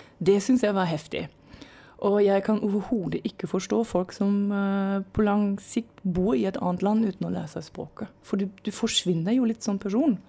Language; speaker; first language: Norwegian; non-native, fluent; German